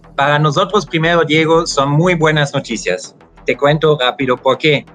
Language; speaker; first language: Spanish; non-native, fluent; German